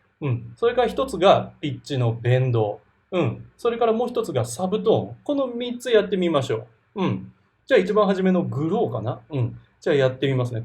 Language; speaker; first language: Japanese; native; Japanese